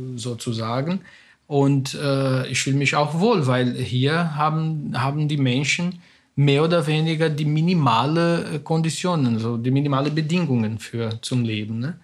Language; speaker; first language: German; non-native, fluent; Spanish